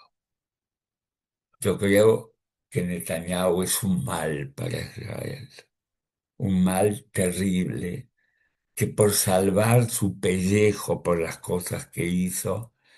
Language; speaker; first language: Spanish; early bilingual, other home language; Russian